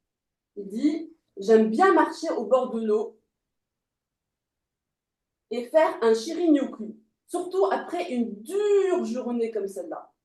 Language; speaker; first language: French; native; French